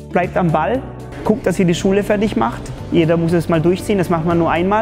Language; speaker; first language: German; early bilingual, other home language; Polish